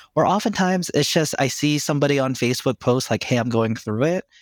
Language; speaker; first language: English; early bilingual, other home language; Filipino